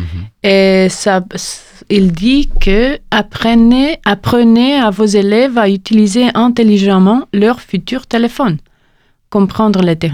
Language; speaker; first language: French; non-native, fluent; Romanian